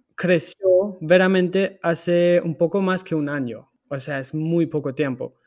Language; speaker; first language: Spanish; non-native, fluent; German